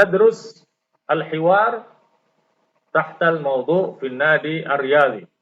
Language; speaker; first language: Arabic; non-native, fluent; Indonesian